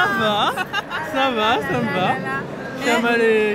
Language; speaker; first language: French; native; French